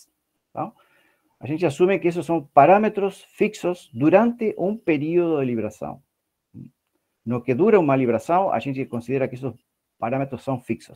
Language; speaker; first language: Portuguese; non-native, fluent; Spanish